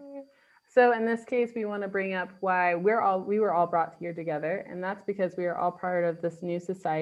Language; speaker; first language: English; native; English